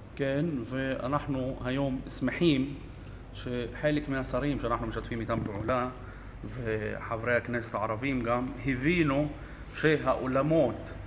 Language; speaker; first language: Hebrew; non-native, local second language; Arabic